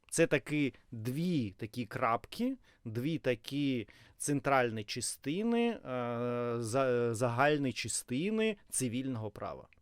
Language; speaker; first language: Ukrainian; non-native, local second language; Russian